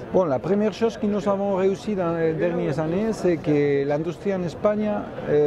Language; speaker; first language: French; non-native, fluent; Spanish